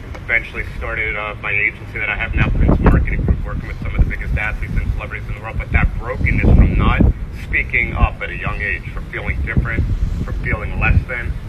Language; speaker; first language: English; native; English